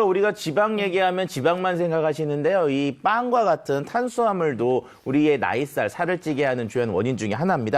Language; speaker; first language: Korean; native; Korean